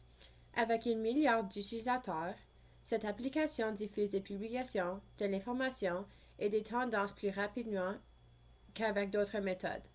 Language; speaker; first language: French; non-native, fluent; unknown